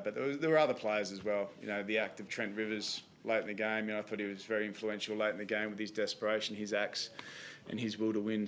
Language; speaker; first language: English; native; English